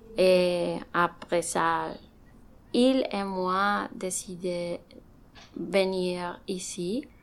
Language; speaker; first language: French; non-native, learner; Spanish